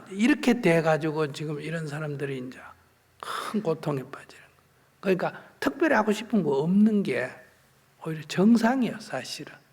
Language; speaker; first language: Korean; native; Korean